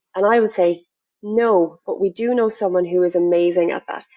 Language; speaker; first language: English; native; English